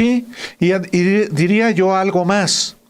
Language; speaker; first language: Spanish; native; Spanish